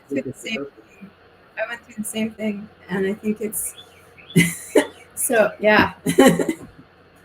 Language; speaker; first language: English; native; English